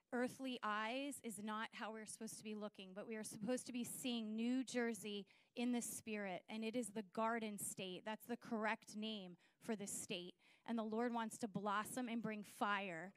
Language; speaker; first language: English; native; English